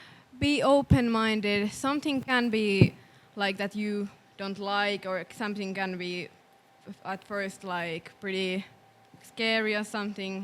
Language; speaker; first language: English; non-native, learner; Finnish